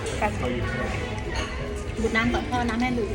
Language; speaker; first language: Thai; native; Thai